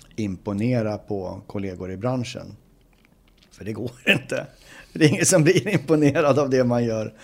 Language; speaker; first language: Swedish; native; Swedish